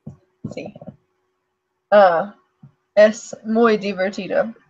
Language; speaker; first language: Spanish; non-native, learner; English